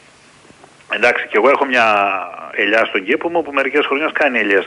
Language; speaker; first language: Greek; native; Greek